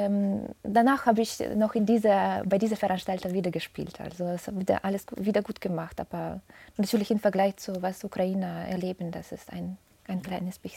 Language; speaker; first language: German; non-native, fluent; Russian